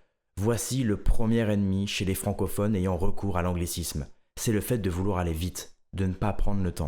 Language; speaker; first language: French; native; French